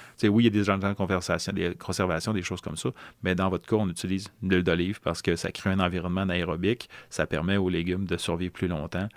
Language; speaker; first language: French; native; French